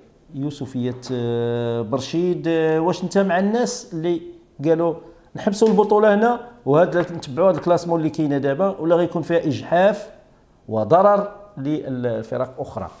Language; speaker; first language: Arabic; native; Arabic